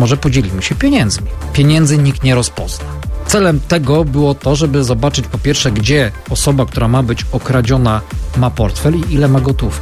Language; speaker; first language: Polish; native; Polish